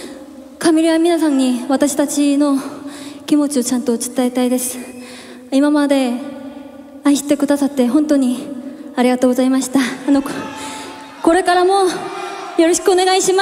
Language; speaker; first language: Japanese; non-native, fluent; Korean